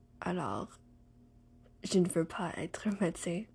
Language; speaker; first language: French; non-native, learner; English